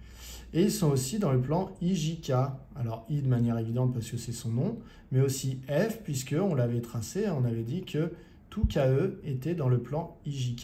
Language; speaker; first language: French; native; French